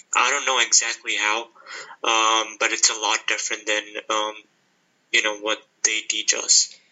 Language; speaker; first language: English; non-native, local second language; Hindi